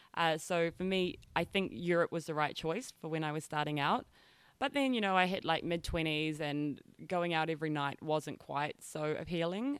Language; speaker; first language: English; native; English